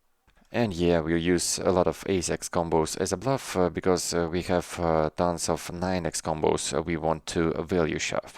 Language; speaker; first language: English; non-native, fluent; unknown